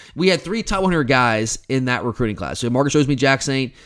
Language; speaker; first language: English; native; English